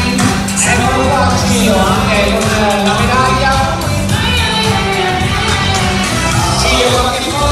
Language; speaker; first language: Italian; native; Italian